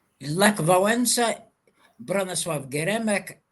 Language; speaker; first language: Polish; non-native, fluent; English